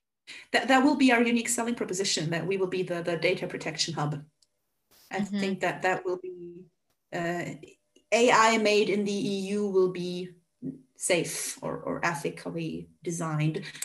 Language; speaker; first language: English; non-native, fluent; Hungarian